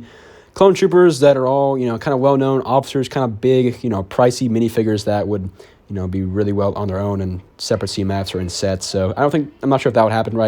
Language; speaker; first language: English; native; English